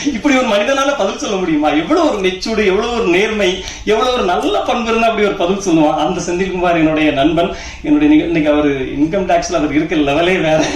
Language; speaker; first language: Tamil; native; Tamil